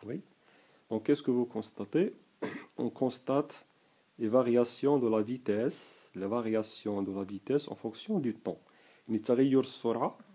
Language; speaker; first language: French; non-native, local second language; Arabic